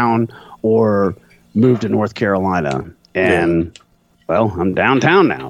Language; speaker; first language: English; native; English